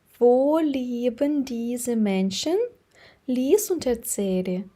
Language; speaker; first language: German; non-native, fluent; Ukrainian